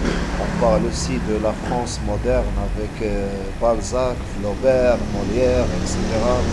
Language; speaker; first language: French; non-native, local second language; Arabic